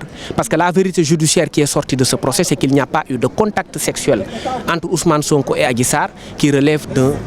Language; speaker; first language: French; non-native, local second language; Wolof